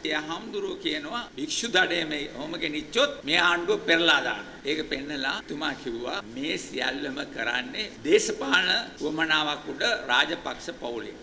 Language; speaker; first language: Sinhala; native; Sinhala